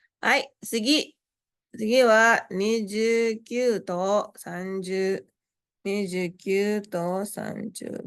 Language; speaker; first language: Japanese; non-native, fluent; Indonesian